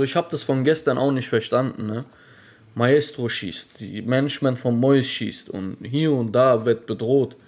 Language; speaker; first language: German; native; German